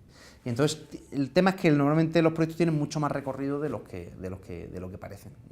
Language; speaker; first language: Spanish; native; Spanish